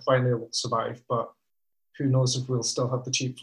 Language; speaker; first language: English; native; English